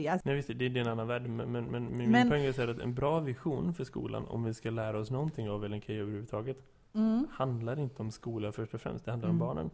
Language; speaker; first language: Swedish; native; Swedish